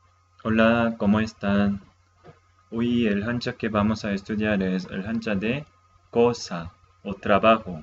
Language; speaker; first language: Spanish; non-native, fluent; Korean